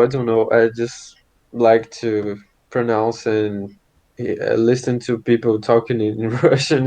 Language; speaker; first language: English; non-native, fluent; Portuguese